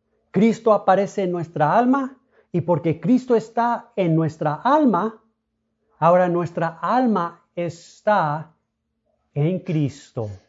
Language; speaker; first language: Spanish; non-native, fluent; English